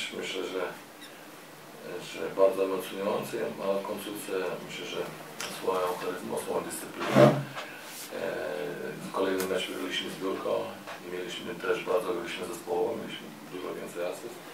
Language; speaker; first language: Polish; non-native, fluent; Lithuanian